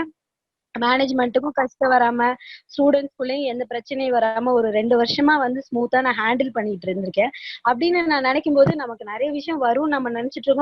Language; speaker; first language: Tamil; native; Tamil